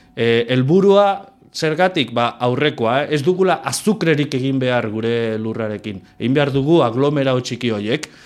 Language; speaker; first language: Basque; non-native, local second language; Spanish